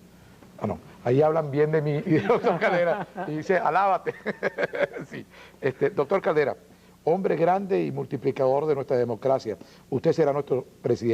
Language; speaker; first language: Spanish; native; Spanish